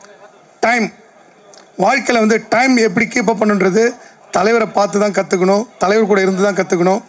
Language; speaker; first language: Tamil; native; Tamil